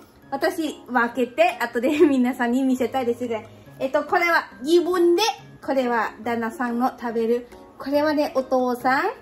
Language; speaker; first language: Japanese; non-native, learner; Lao